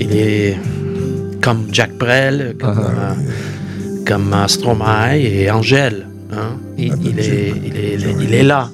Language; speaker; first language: French; non-native, fluent; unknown